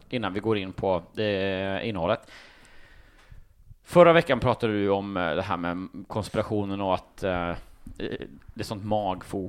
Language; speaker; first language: Swedish; native; Swedish